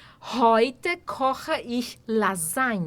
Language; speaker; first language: German; non-native, fluent; Portuguese